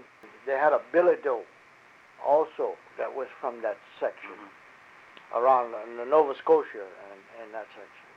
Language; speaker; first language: English; early bilingual, other home language; French